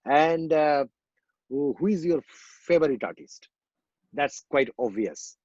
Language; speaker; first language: English; non-native, local second language; Bangla